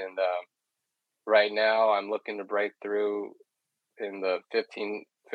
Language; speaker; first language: English; native; English